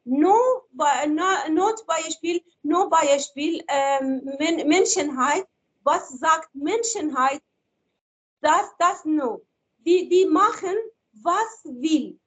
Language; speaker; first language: German; non-native, learner; Persian